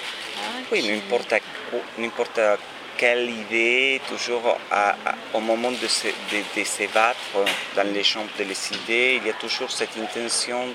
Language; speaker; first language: French; non-native, fluent; Spanish